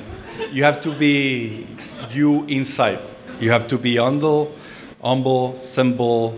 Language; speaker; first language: English; non-native, fluent; Spanish